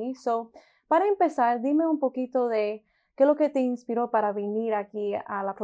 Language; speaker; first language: Spanish; early bilingual, heritage; Spanish